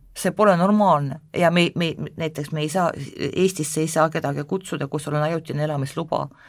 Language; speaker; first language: Estonian; non-native, local second language; Russian